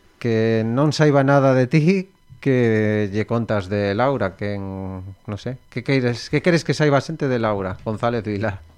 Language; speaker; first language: Galician; non-native, local second language; Spanish